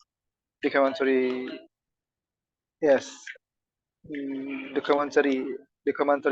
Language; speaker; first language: English; non-native, learner; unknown